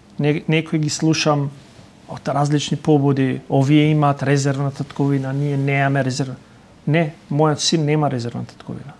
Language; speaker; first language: Macedonian; non-native, local second language; Albanian